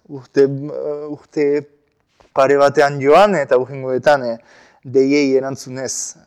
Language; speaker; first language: Basque; non-native, local second language; French